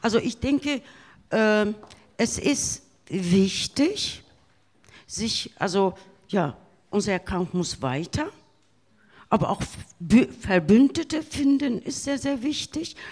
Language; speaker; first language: German; non-native, fluent; Turkish